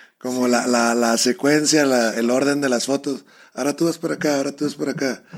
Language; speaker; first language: Spanish; native; Spanish